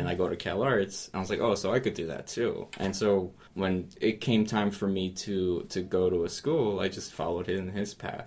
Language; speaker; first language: English; native; English